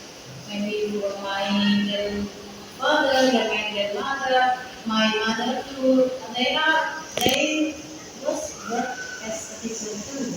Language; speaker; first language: English; non-native, learner; Indonesian